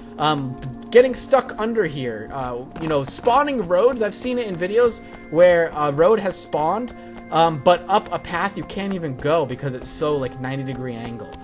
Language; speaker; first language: English; native; English